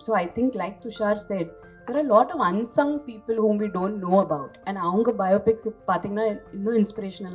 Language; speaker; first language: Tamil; non-native, fluent; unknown